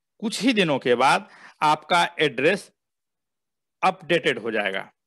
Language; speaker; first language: Hindi; native; Hindi